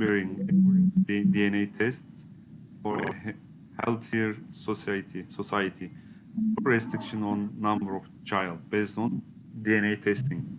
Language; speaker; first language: English; non-native, learner; Turkish